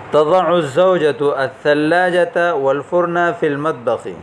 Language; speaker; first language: Arabic; non-native, fluent; Urdu